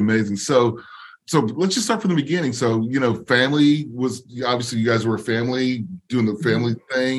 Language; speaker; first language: English; native; English